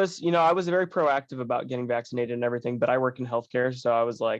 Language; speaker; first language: English; native; English